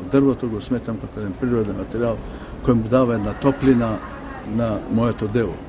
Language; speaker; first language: Macedonian; native; Macedonian